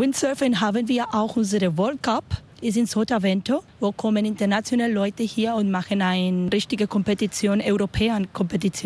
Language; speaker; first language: German; non-native, learner; Spanish